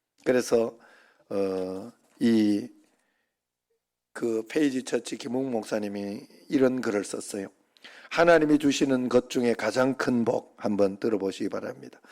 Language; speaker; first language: Korean; native; Korean